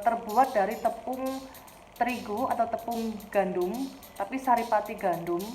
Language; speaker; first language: Indonesian; native; Indonesian